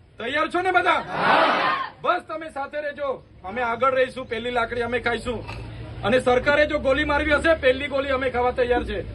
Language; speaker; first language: Gujarati; non-native, local second language; Vasavi